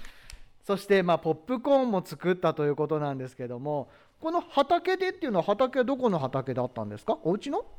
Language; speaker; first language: Japanese; native; Japanese